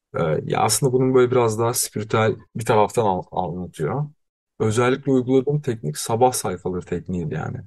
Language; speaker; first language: Turkish; native; Turkish